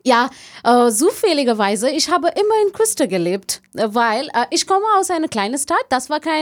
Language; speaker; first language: German; non-native, learner; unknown